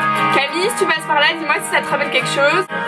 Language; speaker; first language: French; native; French